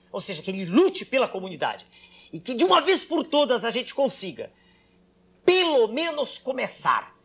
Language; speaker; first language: Portuguese; native; Portuguese